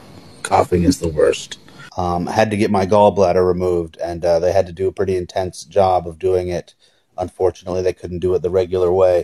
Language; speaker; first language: English; native; English